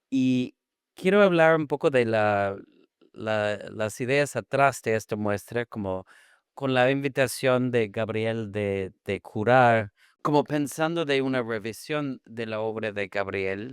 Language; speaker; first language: Spanish; non-native, fluent; English